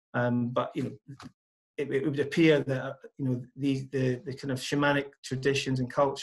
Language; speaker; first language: English; native; English